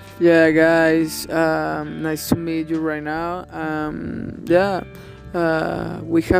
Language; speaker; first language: English; non-native, learner; Spanish